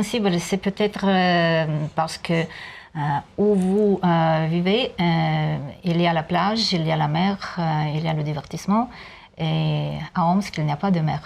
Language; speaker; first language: French; non-native, learner; Russian